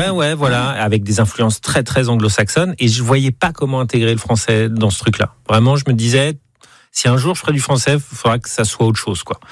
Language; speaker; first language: French; native; French